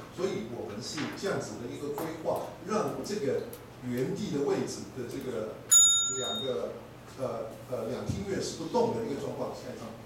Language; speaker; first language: Chinese; native; Chinese